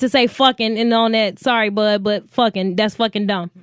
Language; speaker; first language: English; native; English